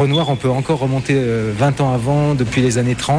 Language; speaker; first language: French; native; French